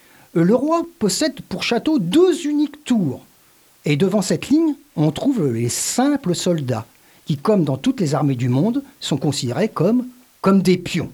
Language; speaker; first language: French; native; French